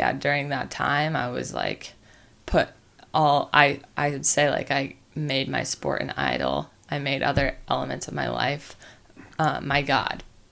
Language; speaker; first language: English; native; English